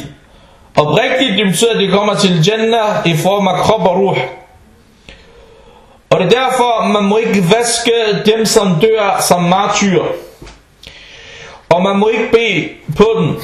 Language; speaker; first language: Danish; non-native, fluent; Arabic